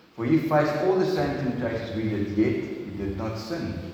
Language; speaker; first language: English; non-native, local second language; Afrikaans